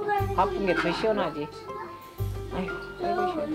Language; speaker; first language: Korean; native; Korean